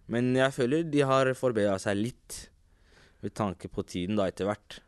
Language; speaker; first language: Norwegian; native; Norwegian